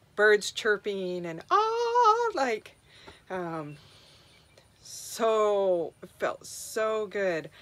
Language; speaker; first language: English; native; English